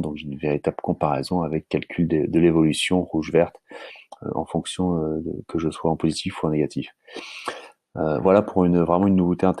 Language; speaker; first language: French; native; French